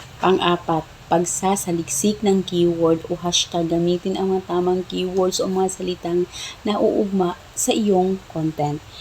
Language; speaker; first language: Filipino; non-native, local second language; Cebuano